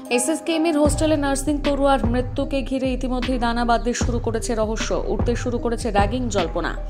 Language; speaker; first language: Bangla; native; Bangla